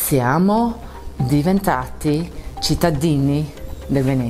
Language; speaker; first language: Italian; non-native, learner; English